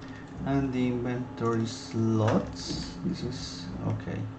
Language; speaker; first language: English; non-native, fluent; Spanish